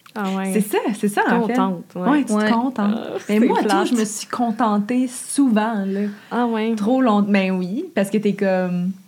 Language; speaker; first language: French; native; French